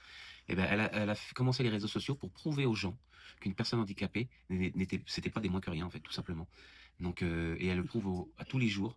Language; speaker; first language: French; native; French